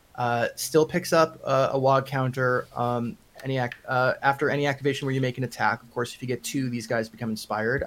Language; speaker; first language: English; native; English